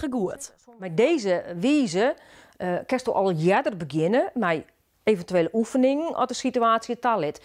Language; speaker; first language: Dutch; non-native, local second language; Western Frisian